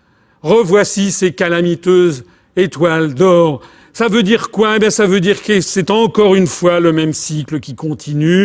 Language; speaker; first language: French; native; French